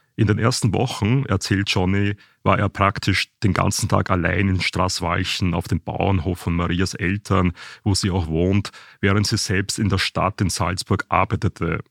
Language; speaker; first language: German; native; German